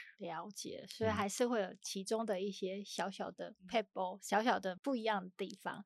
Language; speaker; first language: Chinese; native; Chinese